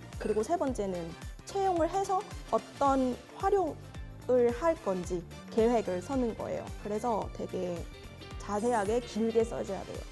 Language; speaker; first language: Korean; non-native, fluent; Vietnamese